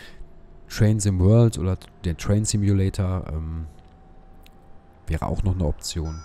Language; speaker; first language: German; native; German